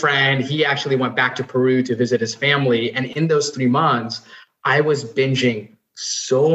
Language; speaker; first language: English; non-native, local second language; Nepali